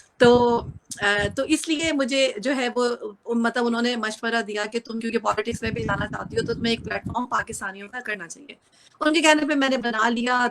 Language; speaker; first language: Urdu; native; Urdu